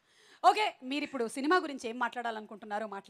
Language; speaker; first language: Telugu; native; Telugu